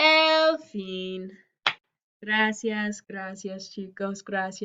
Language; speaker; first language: Spanish; non-native, fluent; English